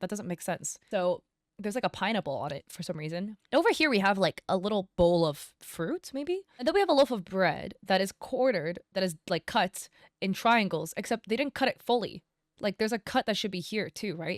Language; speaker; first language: English; native; English